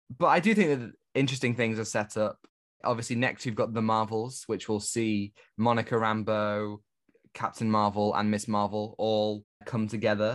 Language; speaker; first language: English; native; English